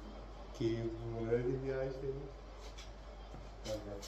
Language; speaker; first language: Italian; native; Italian